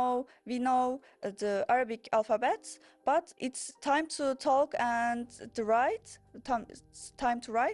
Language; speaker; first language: English; non-native, learner; Turkish